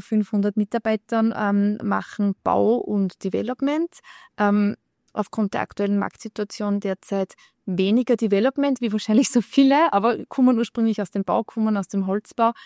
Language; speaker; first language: German; native; German